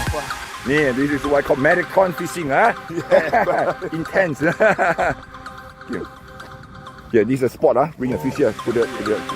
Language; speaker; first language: English; non-native, learner; Thai